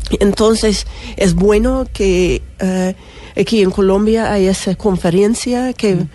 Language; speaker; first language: Spanish; non-native, learner; English